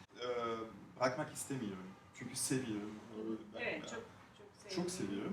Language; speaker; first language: Turkish; non-native, fluent; French